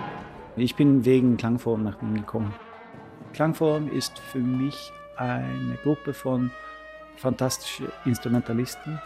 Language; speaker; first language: German; non-native, fluent; Swedish